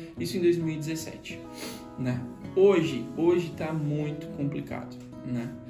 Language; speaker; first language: Portuguese; native; Portuguese